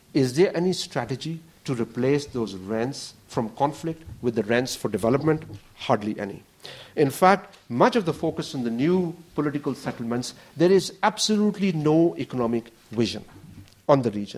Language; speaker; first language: English; non-native, local second language; Urdu